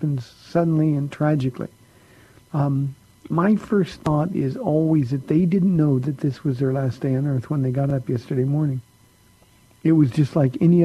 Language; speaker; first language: English; native; English